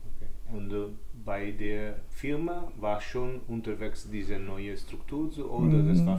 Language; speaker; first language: German; non-native, learner; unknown